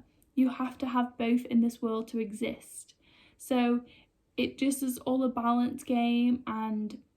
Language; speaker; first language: English; native; English